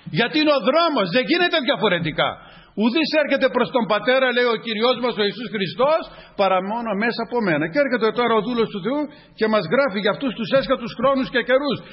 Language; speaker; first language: Greek; native; Greek